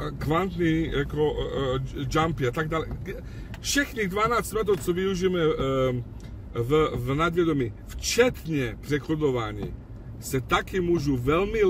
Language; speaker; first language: Czech; non-native, fluent; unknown